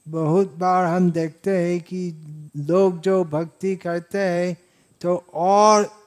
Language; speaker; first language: Hindi; non-native, fluent; English